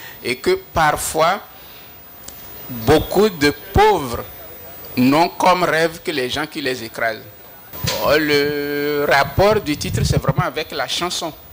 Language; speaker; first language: French; non-native, local second language; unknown